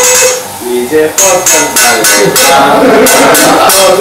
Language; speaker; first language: Polish; non-native, learner; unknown